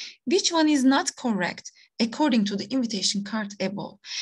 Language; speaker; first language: English; non-native, fluent; Turkish